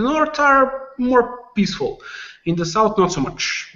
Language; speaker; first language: English; non-native, fluent; Serbian